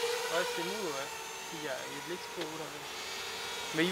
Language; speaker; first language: French; native; French